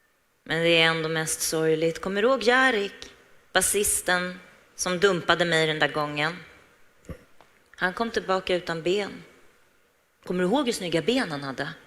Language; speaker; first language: Swedish; native; Swedish